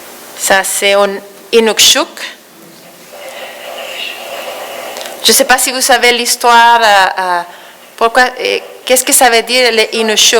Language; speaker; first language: French; non-native, fluent; Spanish